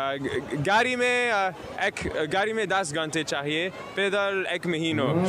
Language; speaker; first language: Hindi; non-native, learner; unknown